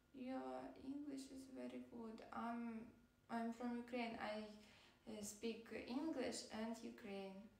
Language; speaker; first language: English; non-native, learner; Ukrainian